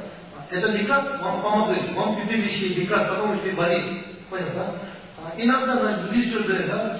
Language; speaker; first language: Russian; non-native, learner; Tibetan